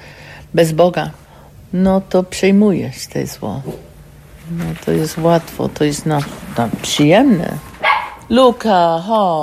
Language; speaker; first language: Polish; non-native, learner; English